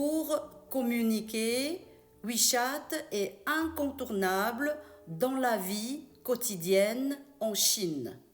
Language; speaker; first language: French; non-native, fluent; Chinese